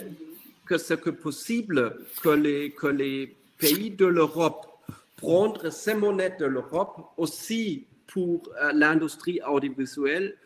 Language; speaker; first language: French; non-native, fluent; German